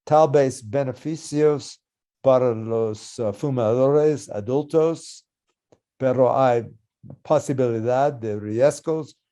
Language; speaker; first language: Spanish; non-native, learner; English